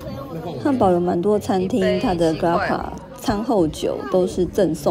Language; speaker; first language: Chinese; native; Chinese